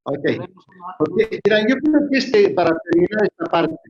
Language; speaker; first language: Spanish; native; Spanish